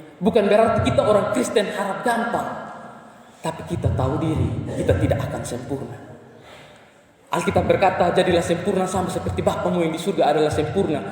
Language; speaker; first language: Indonesian; non-native, local second language; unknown